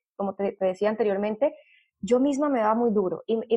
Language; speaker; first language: Spanish; native; Spanish